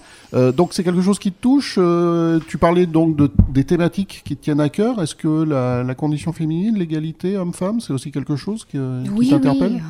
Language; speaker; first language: French; native; French